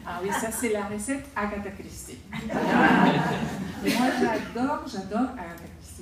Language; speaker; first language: French; non-native, fluent; Spanish